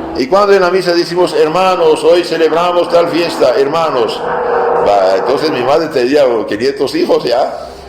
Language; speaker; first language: Spanish; non-native, fluent; Aramaic